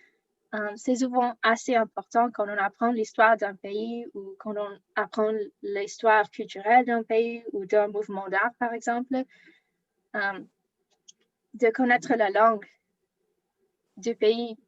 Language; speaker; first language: French; non-native, learner; English